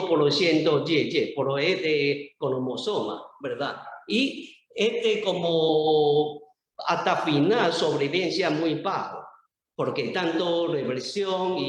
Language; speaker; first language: Spanish; non-native, learner; Chinese